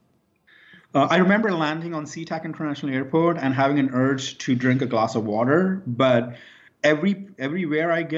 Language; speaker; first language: English; non-native, local second language; Hindi